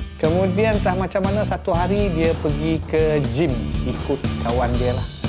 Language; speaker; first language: Malay; native; Malay